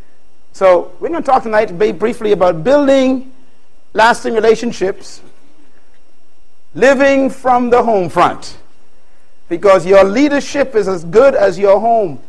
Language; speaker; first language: English; native; English